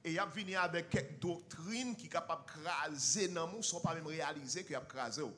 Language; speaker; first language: French; non-native, learner; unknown